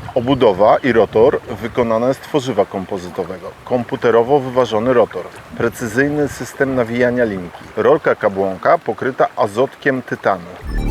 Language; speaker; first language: Polish; native; Polish